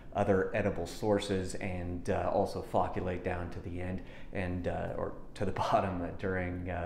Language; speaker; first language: English; native; English